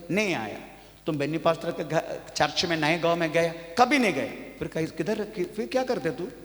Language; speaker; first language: Hindi; non-native, local second language; Malayalam